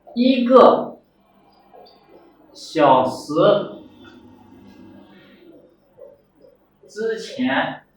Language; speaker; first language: Chinese; non-native, fluent; Urdu